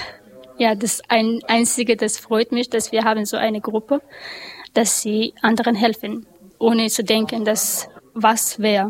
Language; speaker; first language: German; non-native, learner; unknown